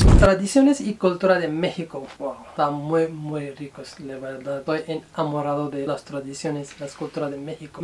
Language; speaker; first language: Spanish; non-native, learner; Urdu